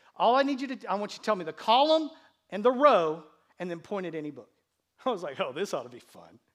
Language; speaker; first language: English; native; English